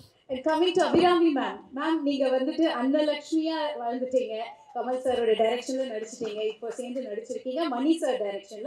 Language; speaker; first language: Tamil; native; Tamil